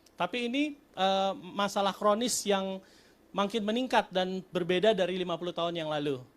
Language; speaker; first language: Indonesian; native; Indonesian